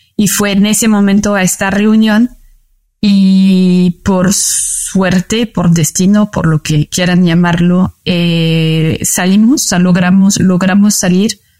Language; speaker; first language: Spanish; non-native, fluent; French